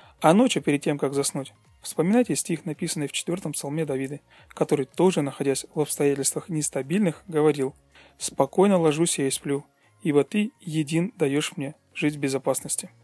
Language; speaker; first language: Russian; native; Russian